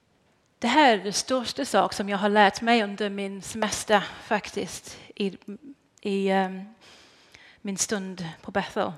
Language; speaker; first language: Swedish; non-native, fluent; English